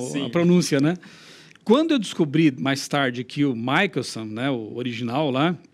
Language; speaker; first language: Portuguese; native; Portuguese